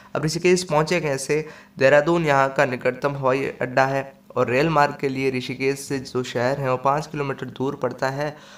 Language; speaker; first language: Hindi; native; Hindi